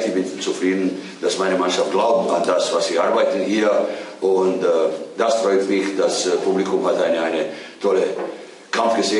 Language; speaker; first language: German; non-native, fluent; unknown